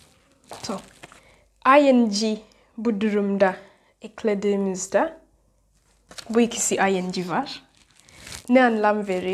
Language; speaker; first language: Turkish; non-native, fluent; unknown